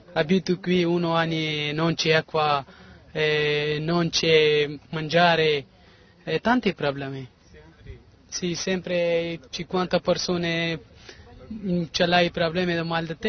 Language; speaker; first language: Italian; non-native, learner; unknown